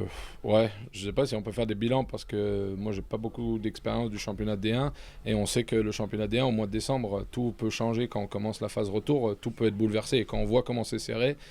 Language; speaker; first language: French; native; French